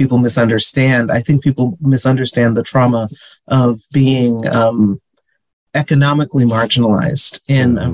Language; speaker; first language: English; native; English